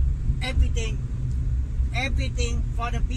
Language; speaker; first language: English; non-native, learner; Thai